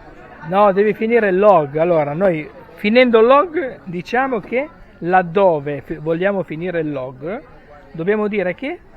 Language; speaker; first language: Italian; native; Italian